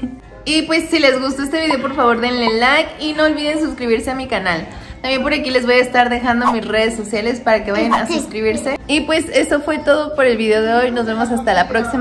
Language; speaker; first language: Spanish; native; Spanish